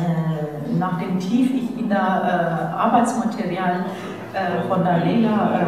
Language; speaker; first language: German; non-native, fluent; Turkish